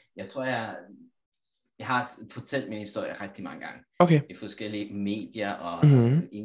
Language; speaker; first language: Danish; non-native, fluent; Italian